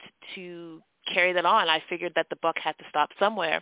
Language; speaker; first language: English; native; English